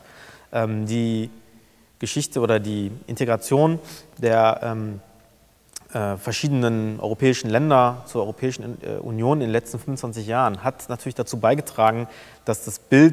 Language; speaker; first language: German; early bilingual, other home language; Turkish